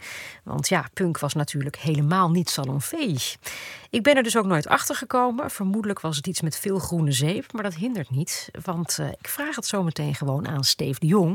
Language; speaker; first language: Dutch; native; Dutch